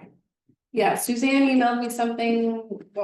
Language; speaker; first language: English; native; English